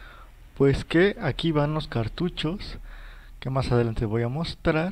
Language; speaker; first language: Spanish; native; Spanish